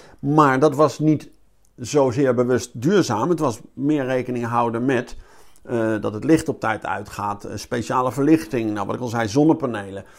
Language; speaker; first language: Dutch; native; Dutch